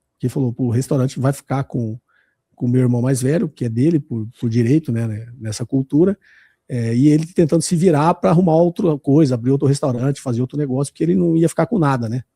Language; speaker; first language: Portuguese; native; Portuguese